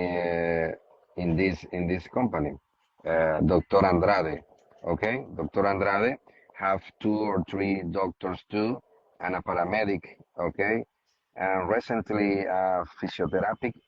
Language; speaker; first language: English; non-native, learner; Spanish